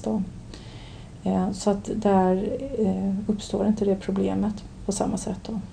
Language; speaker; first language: Swedish; native; Swedish